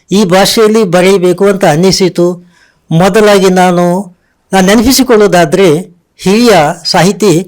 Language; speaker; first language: Kannada; non-native, local second language; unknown